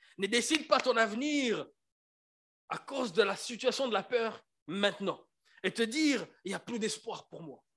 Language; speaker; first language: French; non-native, local second language; Lingala